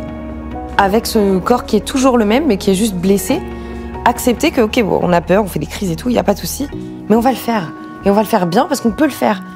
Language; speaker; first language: French; native; French